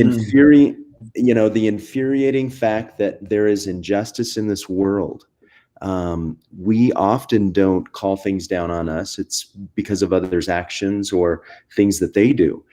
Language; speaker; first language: English; native; English